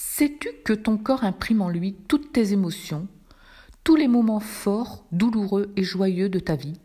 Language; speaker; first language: French; native; French